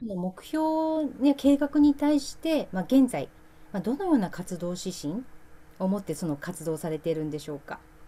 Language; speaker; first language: Japanese; native; Japanese